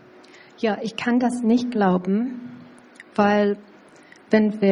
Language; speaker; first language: German; non-native, learner; English